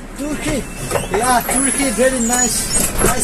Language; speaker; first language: English; non-native, learner; Nepali